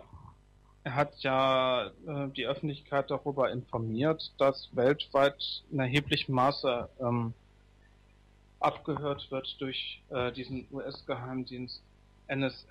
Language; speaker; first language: German; native; German